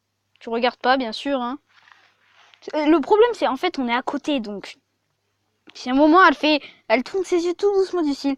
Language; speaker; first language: French; native; French